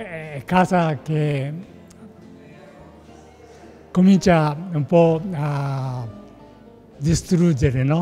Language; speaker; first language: Italian; non-native, learner; Japanese